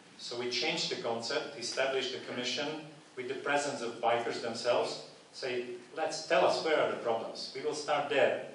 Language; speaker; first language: English; non-native, fluent; Slovak